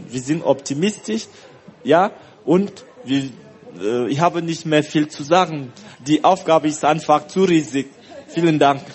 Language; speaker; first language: German; non-native, fluent; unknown